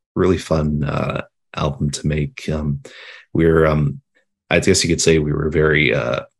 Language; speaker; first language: English; native; English